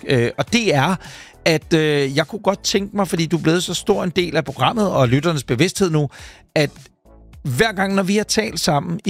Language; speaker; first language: Danish; native; Danish